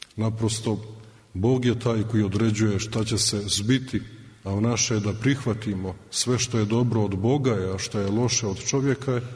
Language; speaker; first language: Serbian; native; Serbian